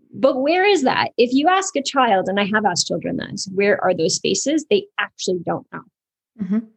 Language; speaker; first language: English; native; English